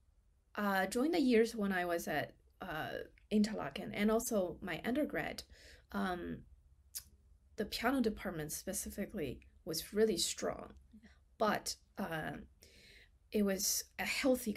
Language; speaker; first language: English; non-native, fluent; Chinese